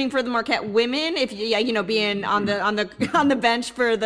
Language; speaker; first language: English; native; English